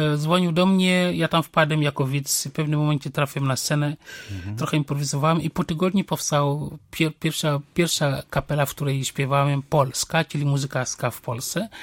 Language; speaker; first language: Polish; non-native, fluent; Wolof